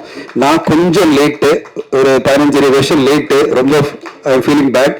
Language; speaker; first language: Tamil; native; Tamil